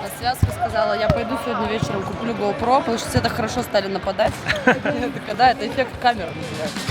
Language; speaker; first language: Russian; native; Russian